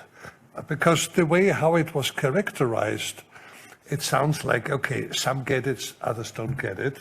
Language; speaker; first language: English; non-native, fluent; German